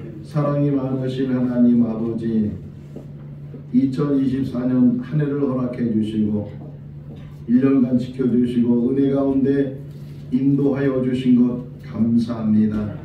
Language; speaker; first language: Korean; native; Korean